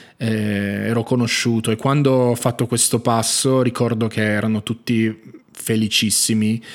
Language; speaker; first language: Italian; native; Italian